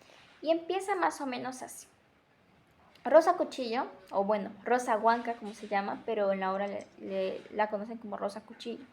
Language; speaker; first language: Spanish; native; Spanish